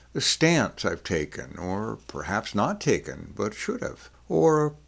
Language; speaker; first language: English; native; English